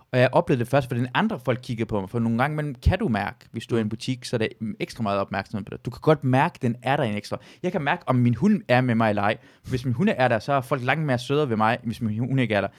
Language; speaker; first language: Danish; early bilingual, other home language; Persian